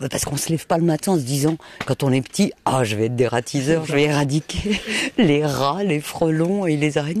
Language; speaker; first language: French; native; French